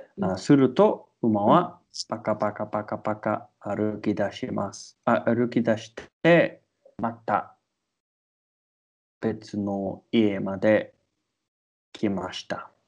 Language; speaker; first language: Japanese; non-native, learner; English